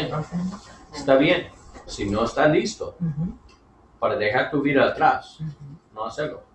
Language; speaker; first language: Spanish; non-native, learner; English